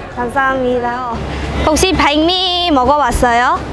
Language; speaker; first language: Korean; non-native, learner; Vietnamese